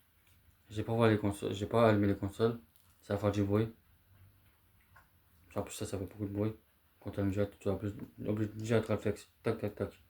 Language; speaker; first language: French; native; French